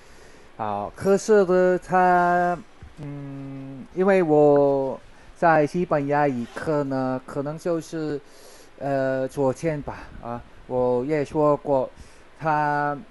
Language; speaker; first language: Chinese; non-native, learner; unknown